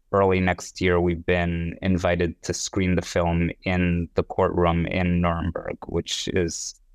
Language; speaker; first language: English; non-native, fluent; Hebrew